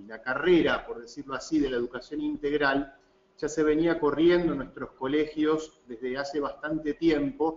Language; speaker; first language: Spanish; native; Spanish